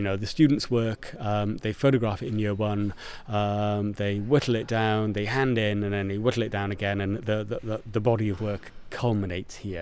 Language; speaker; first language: English; native; English